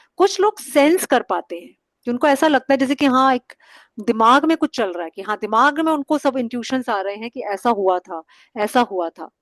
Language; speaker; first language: Hindi; native; Hindi